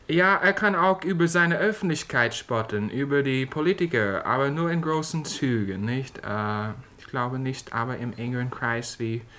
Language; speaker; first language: German; non-native, fluent; English